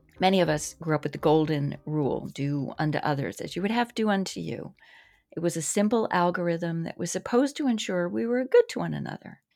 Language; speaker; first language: English; native; English